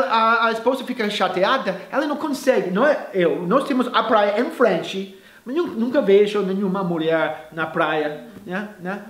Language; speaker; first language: Portuguese; non-native, fluent; English